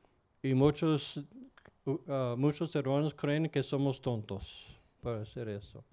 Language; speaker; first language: Spanish; non-native, fluent; English